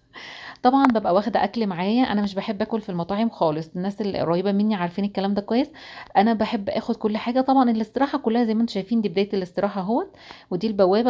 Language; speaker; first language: Arabic; native; Arabic